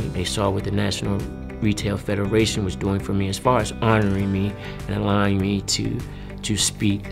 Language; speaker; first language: English; native; English